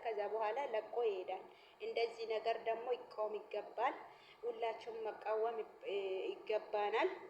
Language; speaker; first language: Amharic; non-native, local second language; Oromo